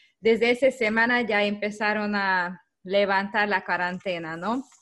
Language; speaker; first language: Spanish; non-native, learner; Hungarian